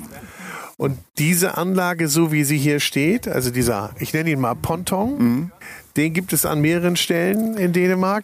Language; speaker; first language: German; native; German